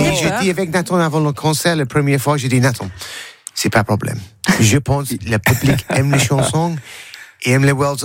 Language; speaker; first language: French; non-native, learner; English